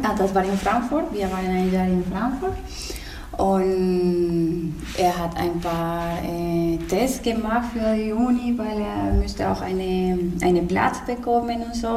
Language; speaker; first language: German; non-native, learner; Spanish